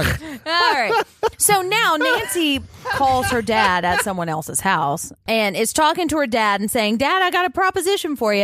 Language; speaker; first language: English; native; English